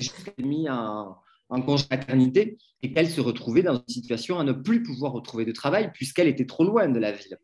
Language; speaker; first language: French; native; French